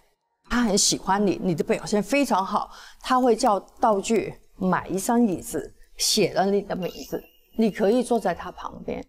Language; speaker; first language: Chinese; non-native, local second language; Cantonese